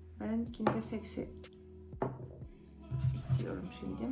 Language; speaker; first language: Turkish; non-native, fluent; Russian